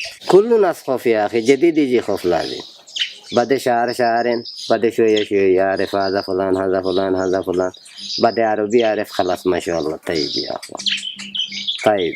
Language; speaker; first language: Arabic; non-native, learner; Bangla